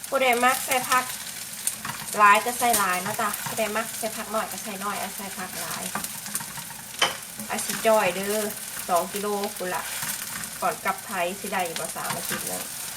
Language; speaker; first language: Thai; native; Thai